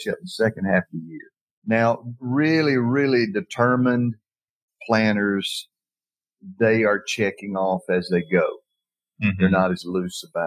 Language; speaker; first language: English; native; English